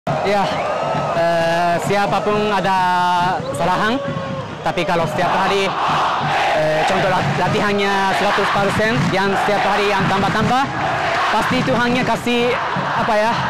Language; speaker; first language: Indonesian; non-native, learner; Japanese